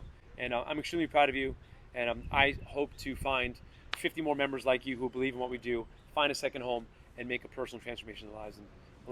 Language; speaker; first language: English; native; English